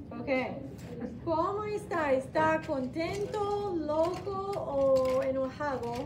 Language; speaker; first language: Spanish; non-native, fluent; English